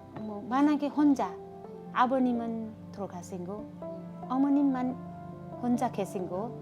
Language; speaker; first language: Korean; non-native, learner; Nepali